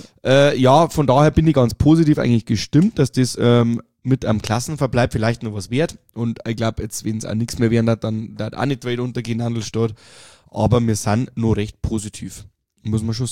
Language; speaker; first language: German; native; German